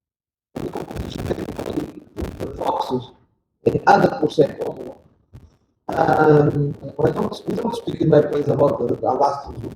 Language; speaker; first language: English; non-native, learner; Portuguese